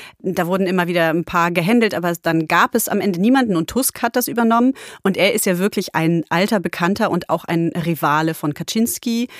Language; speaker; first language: German; early bilingual, other home language; Polish